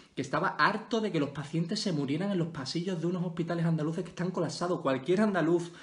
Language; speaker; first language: Spanish; native; Spanish